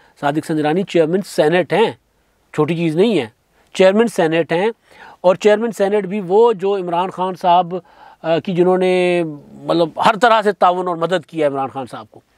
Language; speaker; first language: Urdu; non-native, local second language; Sindhi